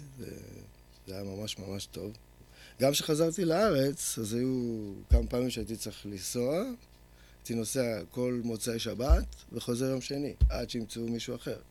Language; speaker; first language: Hebrew; native; Hebrew